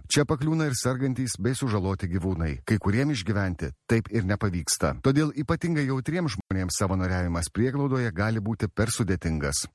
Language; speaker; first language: Lithuanian; native; Lithuanian